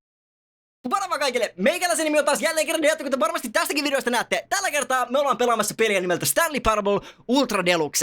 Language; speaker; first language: Finnish; native; Finnish